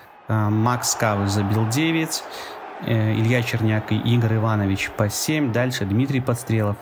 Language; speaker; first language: Russian; native; Russian